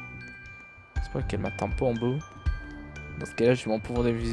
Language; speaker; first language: French; native; French